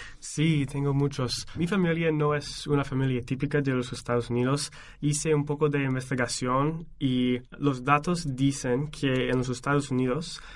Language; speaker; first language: Spanish; non-native, fluent; English